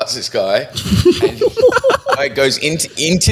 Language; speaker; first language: English; native; English